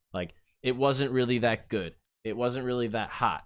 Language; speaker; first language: English; native; English